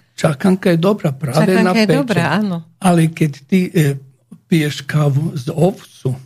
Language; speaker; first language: Slovak; non-native, learner; Croatian